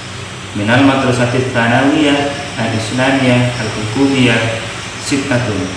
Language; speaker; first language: Arabic; non-native, learner; Indonesian